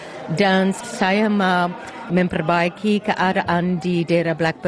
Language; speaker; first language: Indonesian; non-native, fluent; English